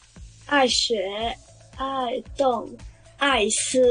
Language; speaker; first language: Chinese; non-native, local second language; Cantonese